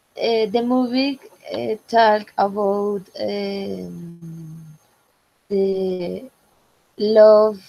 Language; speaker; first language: English; non-native, learner; Spanish